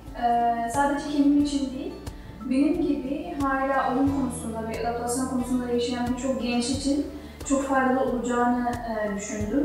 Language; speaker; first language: Turkish; non-native, fluent; Arabic